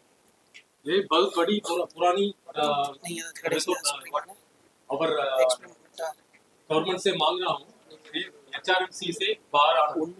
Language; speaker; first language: Hindi; non-native, learner; Tamil